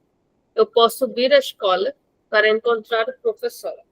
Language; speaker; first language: Portuguese; non-native, fluent; Hindi